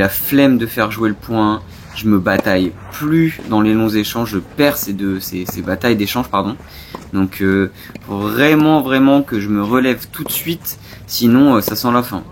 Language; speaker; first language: French; native; French